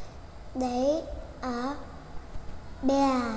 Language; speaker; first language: English; non-native, learner; Vietnamese